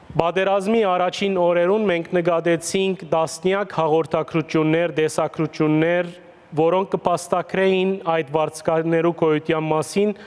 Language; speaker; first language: Armenian; early bilingual, heritage; Armenian